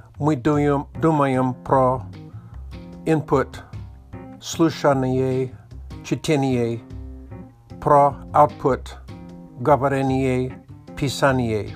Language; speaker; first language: Russian; non-native, learner; English